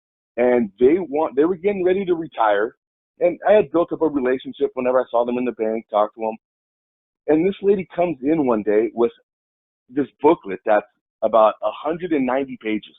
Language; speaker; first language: English; native; English